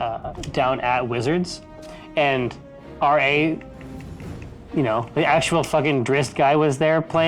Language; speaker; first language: English; native; English